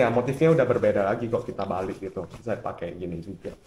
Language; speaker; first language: Indonesian; native; Indonesian